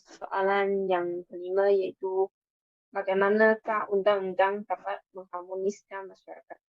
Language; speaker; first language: Malay; non-native, local second language; Chinese